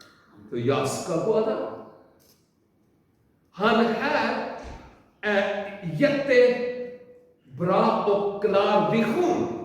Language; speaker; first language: Swedish; non-native, learner; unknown